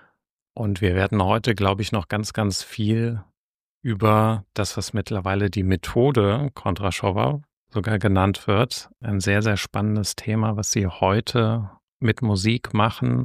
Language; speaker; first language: German; native; German